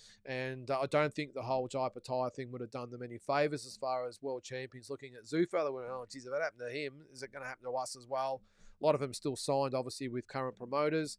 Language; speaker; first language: English; native; English